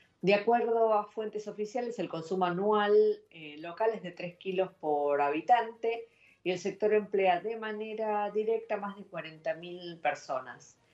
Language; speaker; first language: Spanish; native; Spanish